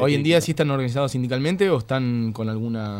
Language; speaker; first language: Spanish; native; Spanish